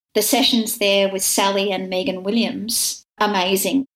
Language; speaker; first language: English; native; English